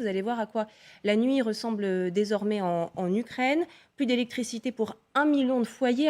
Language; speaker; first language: French; native; French